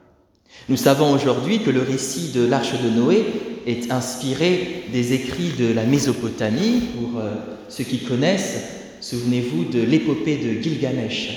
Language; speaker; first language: French; native; French